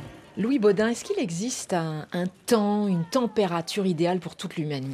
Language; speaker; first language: French; native; French